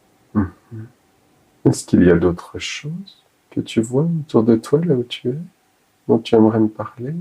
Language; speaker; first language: French; native; French